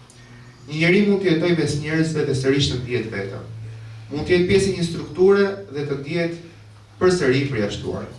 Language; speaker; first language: Albanian; native; Albanian